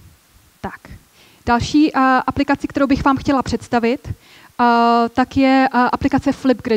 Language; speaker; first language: Czech; native; Czech